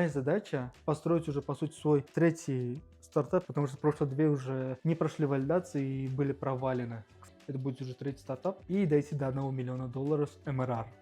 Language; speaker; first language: Russian; native; Russian